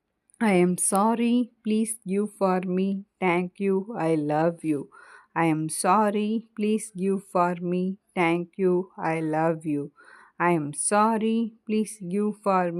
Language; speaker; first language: English; non-native, learner; Tamil